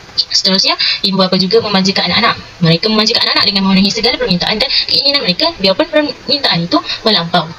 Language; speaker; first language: Malay; native; Malay